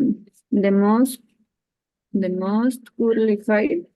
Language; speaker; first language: English; non-native, learner; Spanish